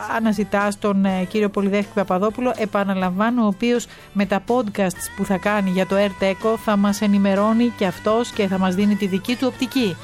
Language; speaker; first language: Greek; native; Greek